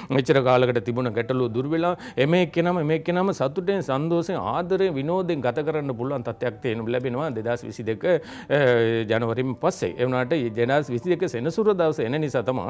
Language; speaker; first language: Sinhala; non-native, local second language; Tamil